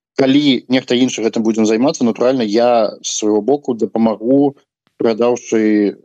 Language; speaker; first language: Belarusian; non-native, local second language; Russian